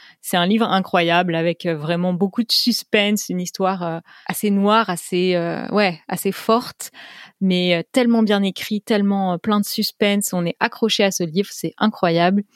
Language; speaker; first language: French; native; French